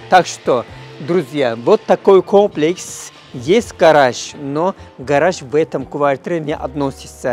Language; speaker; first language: Russian; non-native, learner; Turkish